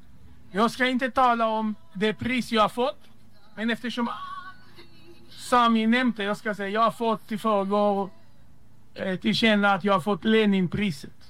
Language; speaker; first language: Swedish; non-native, fluent; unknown